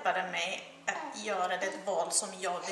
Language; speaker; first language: Swedish; non-native, fluent; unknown